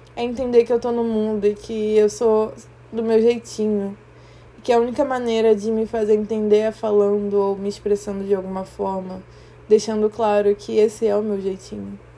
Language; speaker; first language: Portuguese; native; Portuguese